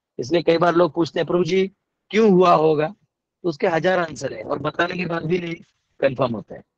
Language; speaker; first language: Hindi; non-native, local second language; Marathi